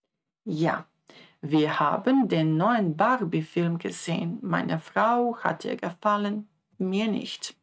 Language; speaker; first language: German; non-native, fluent; Croatian